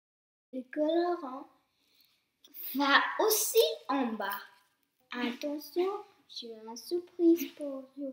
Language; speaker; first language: French; non-native, learner; English